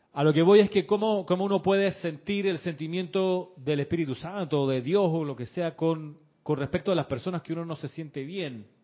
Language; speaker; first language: Spanish; native; Spanish